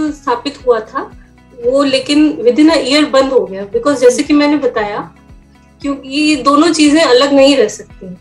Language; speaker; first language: Hindi; native; Hindi